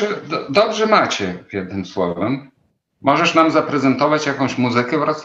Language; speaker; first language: Polish; non-native, fluent; Ukrainian